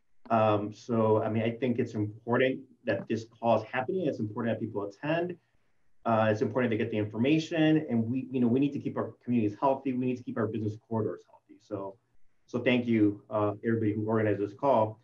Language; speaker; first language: English; early bilingual, other home language; Spanish